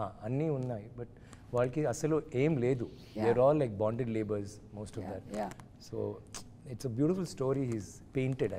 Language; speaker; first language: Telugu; non-native, learner; Tamil